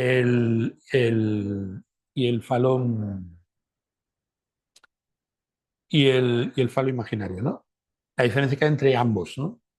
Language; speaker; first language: Spanish; native; Spanish